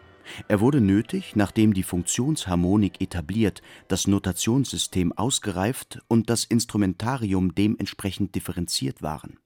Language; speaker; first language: German; native; German